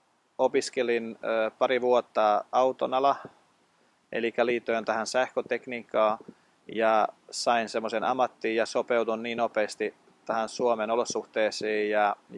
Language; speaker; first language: Finnish; non-native, fluent; Bosnian